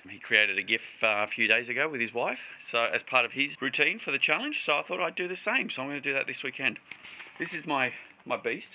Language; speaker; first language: English; native; English